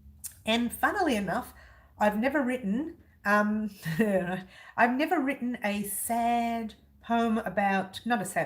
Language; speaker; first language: English; native; English